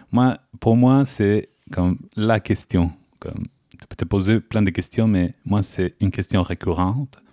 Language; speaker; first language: French; non-native, fluent; Spanish